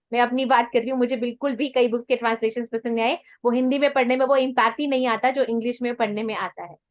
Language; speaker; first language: Hindi; non-native, local second language; Punjabi